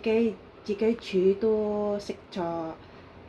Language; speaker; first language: Cantonese; non-native, learner; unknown